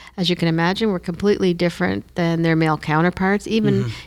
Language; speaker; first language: English; non-native, fluent; Hindi